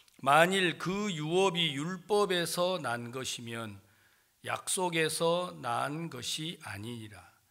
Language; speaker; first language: Korean; native; Korean